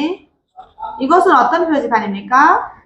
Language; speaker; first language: Korean; non-native, fluent; Nepali